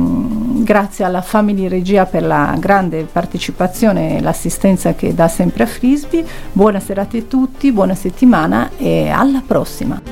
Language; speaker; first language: Italian; native; Italian